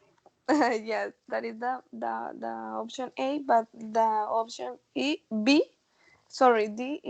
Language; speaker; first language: English; non-native, learner; Spanish